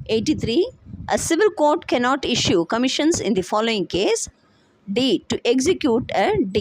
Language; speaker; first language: English; non-native, local second language; Tamil